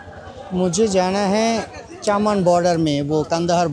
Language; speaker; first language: Hindi; non-native, local second language; Bangla